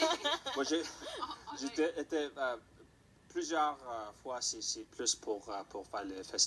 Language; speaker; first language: French; non-native, local second language; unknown